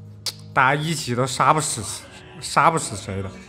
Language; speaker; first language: Chinese; native; Chinese